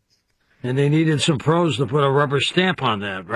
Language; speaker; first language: English; native; English